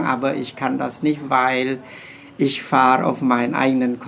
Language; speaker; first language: German; non-native, fluent; Khmer